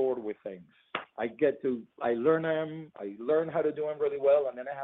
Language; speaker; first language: English; non-native, fluent; Spanish